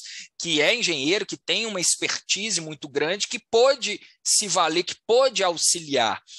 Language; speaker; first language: Portuguese; native; Portuguese